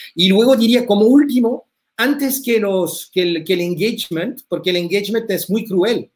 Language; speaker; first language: Spanish; early bilingual, heritage; French